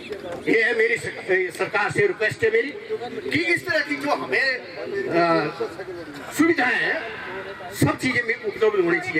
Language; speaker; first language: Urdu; non-native, local second language; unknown